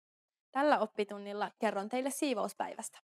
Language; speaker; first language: Finnish; native; Finnish